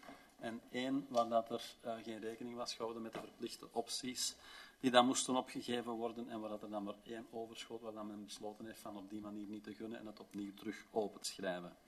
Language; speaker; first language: Dutch; native; Dutch